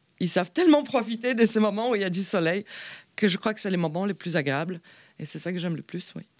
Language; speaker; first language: French; non-native, fluent; Polish